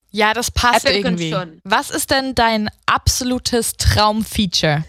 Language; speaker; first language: German; native; German